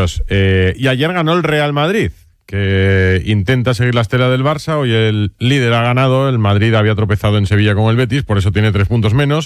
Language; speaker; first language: Spanish; native; Spanish